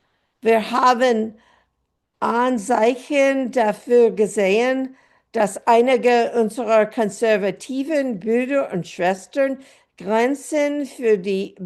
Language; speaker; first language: German; non-native, fluent; English